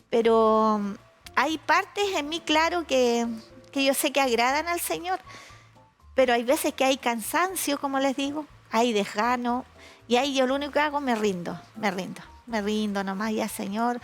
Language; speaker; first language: Spanish; native; Spanish